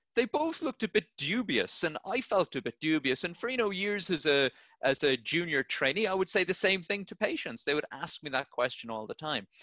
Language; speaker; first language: English; native; English